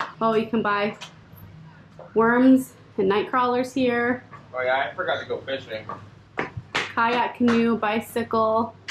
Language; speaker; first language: English; native; English